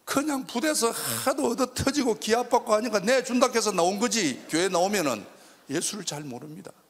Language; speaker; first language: Korean; native; Korean